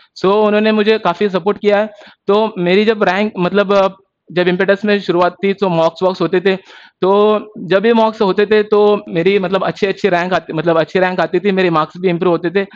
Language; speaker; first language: Hindi; non-native, local second language; Marathi